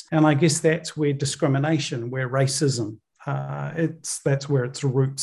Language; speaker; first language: English; native; English